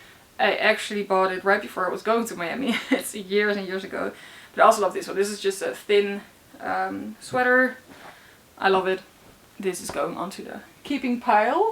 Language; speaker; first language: English; non-native, fluent; Dutch